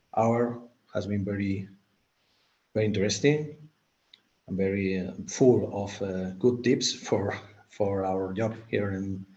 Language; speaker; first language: English; non-native, fluent; Spanish